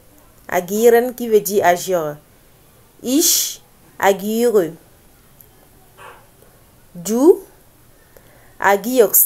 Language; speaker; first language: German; non-native, learner; French